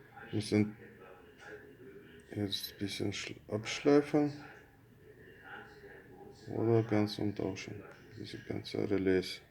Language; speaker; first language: German; non-native, learner; Russian